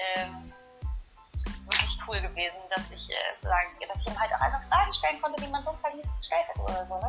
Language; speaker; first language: German; native; German